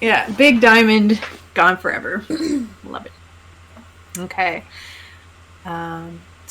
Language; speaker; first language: English; native; English